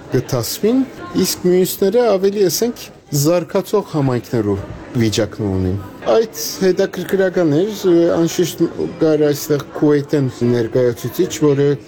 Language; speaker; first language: Armenian; native; Armenian